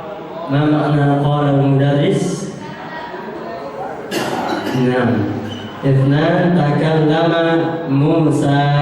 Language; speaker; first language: Arabic; non-native, fluent; Indonesian